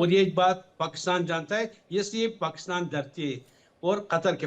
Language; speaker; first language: Hindi; non-native, fluent; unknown